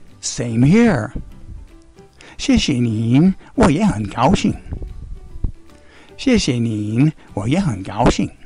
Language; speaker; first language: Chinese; non-native, learner; English